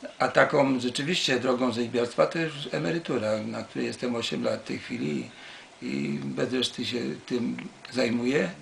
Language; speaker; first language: Polish; native; Polish